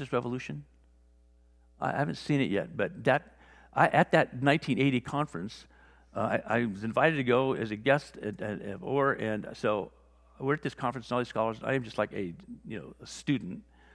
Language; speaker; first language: English; native; English